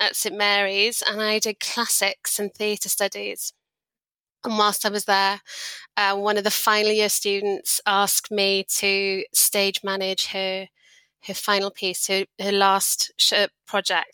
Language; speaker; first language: English; native; English